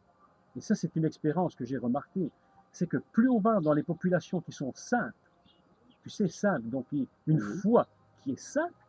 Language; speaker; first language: French; native; French